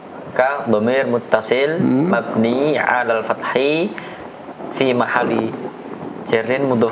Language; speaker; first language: Arabic; non-native, learner; Indonesian